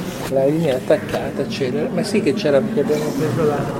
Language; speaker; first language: Italian; native; Italian